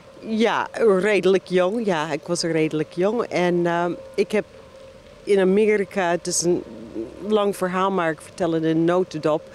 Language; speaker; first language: Dutch; non-native, fluent; English